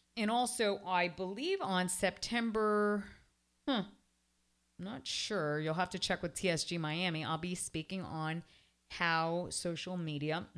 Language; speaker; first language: English; native; English